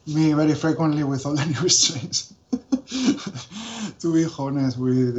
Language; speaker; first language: English; non-native, fluent; Spanish